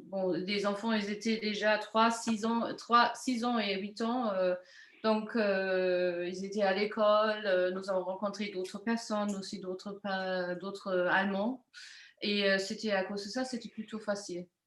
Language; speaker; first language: French; non-native, fluent; German